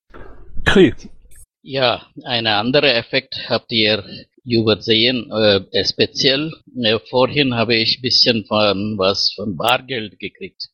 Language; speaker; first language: German; non-native, fluent; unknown